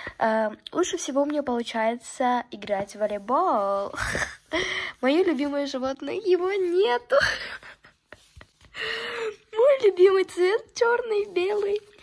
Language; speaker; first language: Russian; non-native, local second language; Kazakh